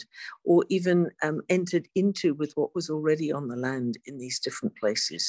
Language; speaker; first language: English; native; English